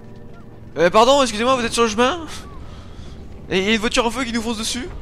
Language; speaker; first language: French; native; French